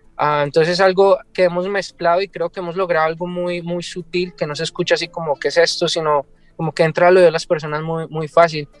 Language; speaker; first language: Spanish; native; Spanish